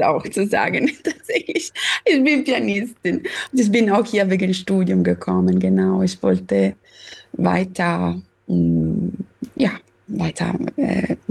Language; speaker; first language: German; non-native, fluent; Italian